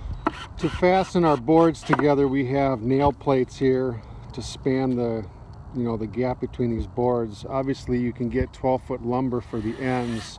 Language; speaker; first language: English; native; English